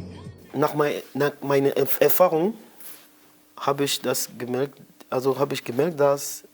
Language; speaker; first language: German; non-native, learner; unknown